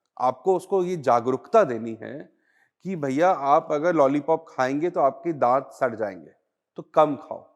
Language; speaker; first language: Hindi; native; Hindi